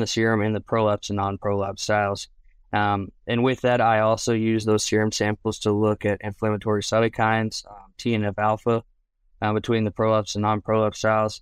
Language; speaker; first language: English; native; English